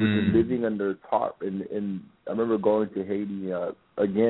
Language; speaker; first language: English; non-native, fluent; Haitian Creole